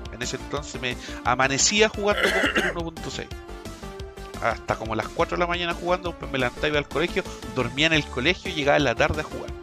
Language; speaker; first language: Spanish; native; Spanish